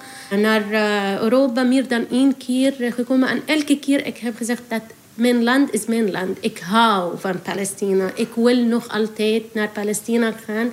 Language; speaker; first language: Dutch; non-native, learner; Arabic